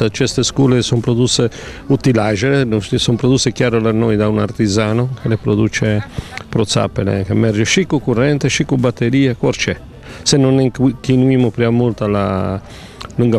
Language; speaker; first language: Romanian; non-native, learner; Italian